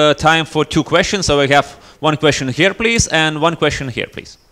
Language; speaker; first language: English; non-native, fluent; Lithuanian